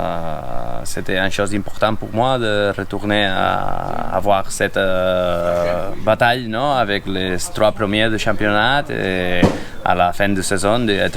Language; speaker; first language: French; non-native, fluent; Spanish